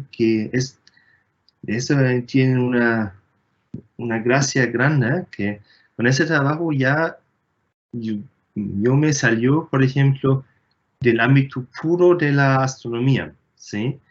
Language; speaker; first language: Spanish; non-native, fluent; German